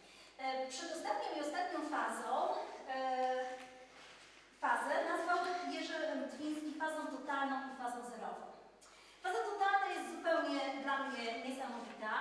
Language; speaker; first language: Polish; native; Polish